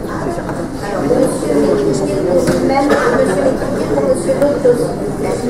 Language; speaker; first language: French; native; French